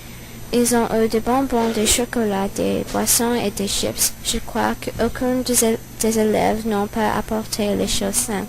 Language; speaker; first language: French; non-native, learner; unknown